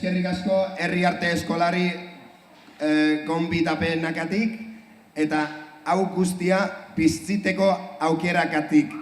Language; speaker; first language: Basque; non-native, learner; Welsh